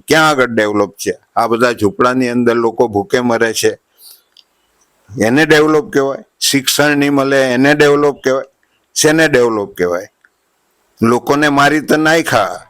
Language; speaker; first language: Gujarati; non-native, local second language; Vasavi